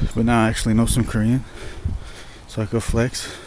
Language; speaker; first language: English; native; English